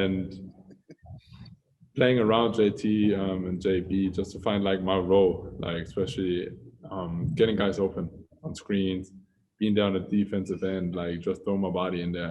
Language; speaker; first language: English; non-native, fluent; German